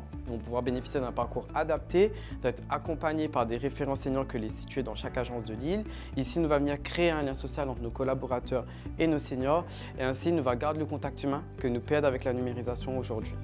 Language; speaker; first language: French; non-native, local second language; Réunion Creole French